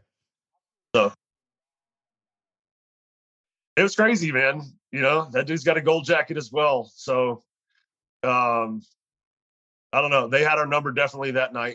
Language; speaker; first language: English; native; English